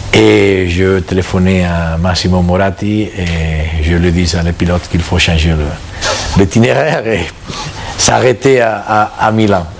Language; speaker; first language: French; non-native, fluent; Catalan